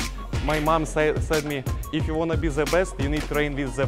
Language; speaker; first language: English; non-native, learner; Russian